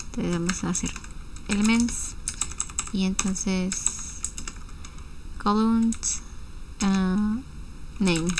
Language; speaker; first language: Spanish; native; Spanish